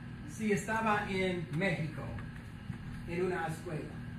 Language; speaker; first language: Spanish; non-native, learner; English